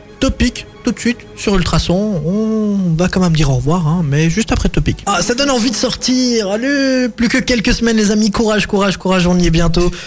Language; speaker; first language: French; native; French